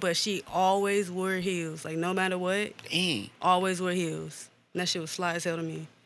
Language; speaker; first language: English; native; English